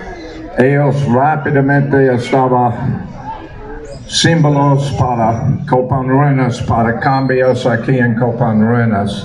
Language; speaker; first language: Spanish; non-native, learner; English